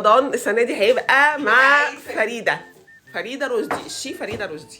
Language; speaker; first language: Arabic; native; Arabic